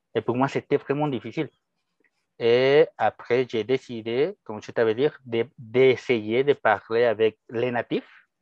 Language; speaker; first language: French; non-native, fluent; Spanish